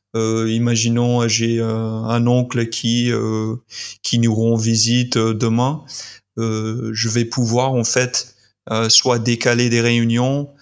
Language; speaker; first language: French; non-native, fluent; English